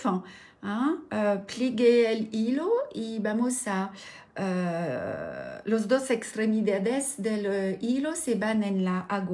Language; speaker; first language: Spanish; non-native, learner; French